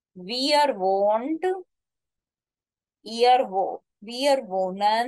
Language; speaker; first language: German; non-native, fluent; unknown